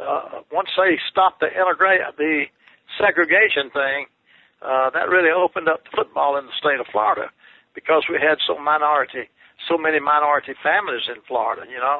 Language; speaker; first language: English; native; English